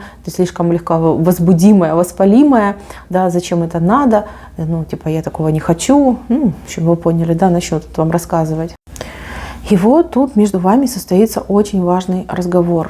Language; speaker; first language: Russian; native; Russian